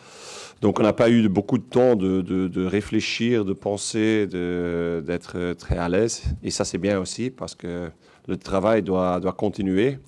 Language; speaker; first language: French; non-native, local second language; Dutch